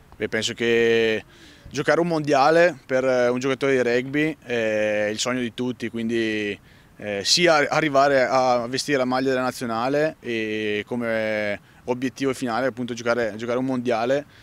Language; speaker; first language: Italian; native; Italian